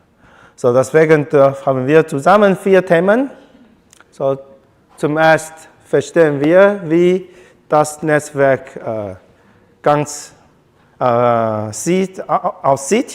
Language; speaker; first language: German; non-native, learner; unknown